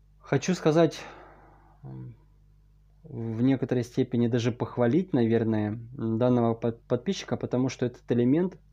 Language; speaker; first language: Russian; native; Russian